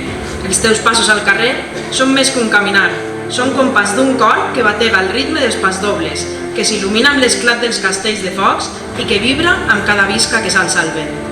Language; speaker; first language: Catalan; native; Catalan